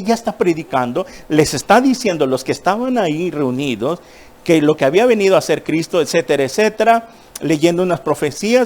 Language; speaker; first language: Spanish; native; Spanish